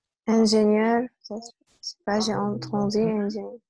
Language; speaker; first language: French; non-native, learner; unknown